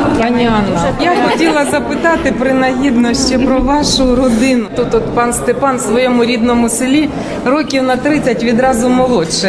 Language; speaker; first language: Ukrainian; native; Ukrainian